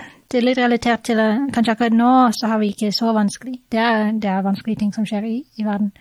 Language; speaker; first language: Norwegian; non-native, fluent; English